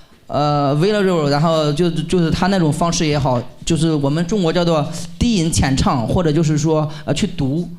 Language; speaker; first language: Chinese; native; Chinese